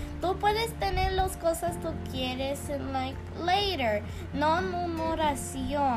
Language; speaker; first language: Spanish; early bilingual, heritage; English